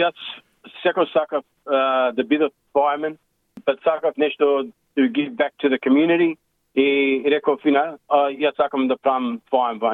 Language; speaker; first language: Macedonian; early bilingual, heritage; Macedonian